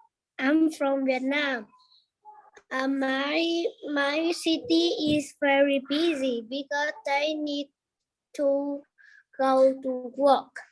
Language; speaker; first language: English; non-native, learner; Vietnamese